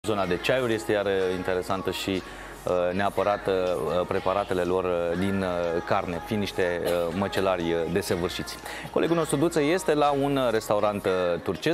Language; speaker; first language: Romanian; native; Romanian